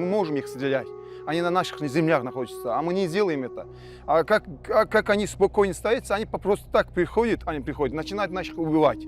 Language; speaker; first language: Russian; non-native, local second language; Azerbaijani